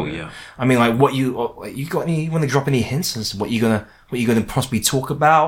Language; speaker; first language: English; native; English